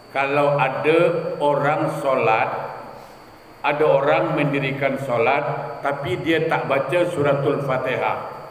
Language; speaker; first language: Malay; native; Malay